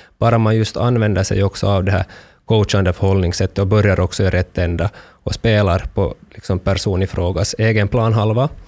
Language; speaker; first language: Swedish; native; Swedish